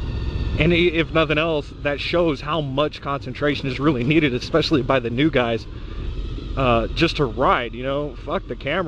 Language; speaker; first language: English; native; English